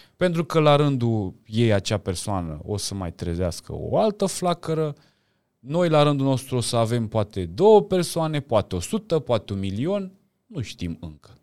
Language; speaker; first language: Romanian; native; Romanian